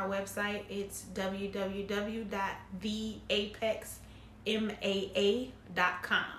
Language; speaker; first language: English; native; English